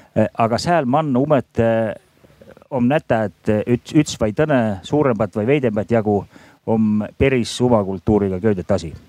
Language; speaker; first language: Estonian; native; Estonian